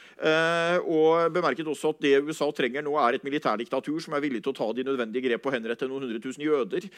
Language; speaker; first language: Norwegian; native; Norwegian